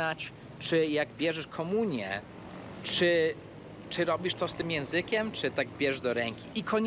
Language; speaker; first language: Polish; early bilingual, heritage; Polish